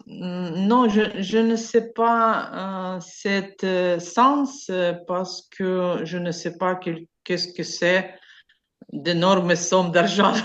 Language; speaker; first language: French; non-native, learner; Ukrainian